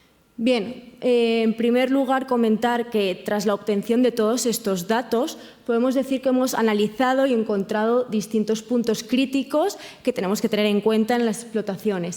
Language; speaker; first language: Spanish; native; Spanish